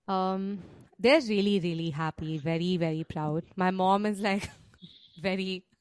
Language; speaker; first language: English; non-native, local second language; Hindi